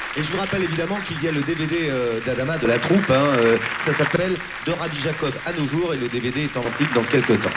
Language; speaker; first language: French; native; French